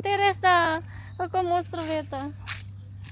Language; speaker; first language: Russian; non-native, learner; Filipino